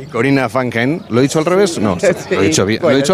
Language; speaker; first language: Spanish; native; Spanish